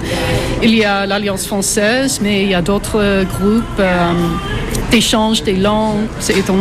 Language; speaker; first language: French; non-native, fluent; English